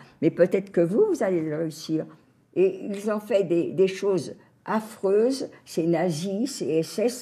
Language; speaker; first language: French; native; French